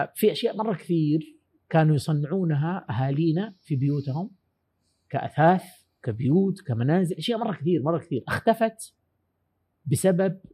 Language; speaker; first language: Arabic; native; Arabic